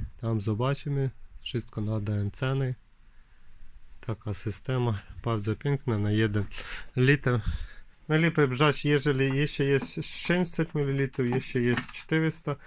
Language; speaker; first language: Polish; non-native, learner; Ukrainian